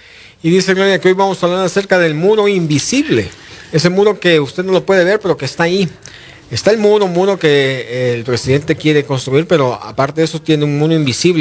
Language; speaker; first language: Spanish; native; Spanish